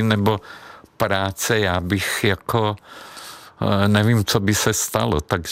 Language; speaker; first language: Czech; non-native, fluent; Hungarian